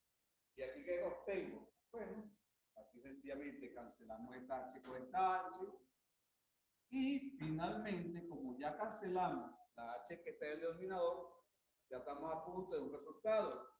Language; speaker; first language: Spanish; native; Spanish